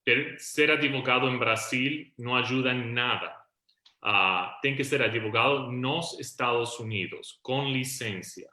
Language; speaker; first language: Portuguese; non-native, fluent; Spanish